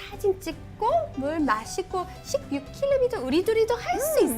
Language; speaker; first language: Korean; non-native, learner; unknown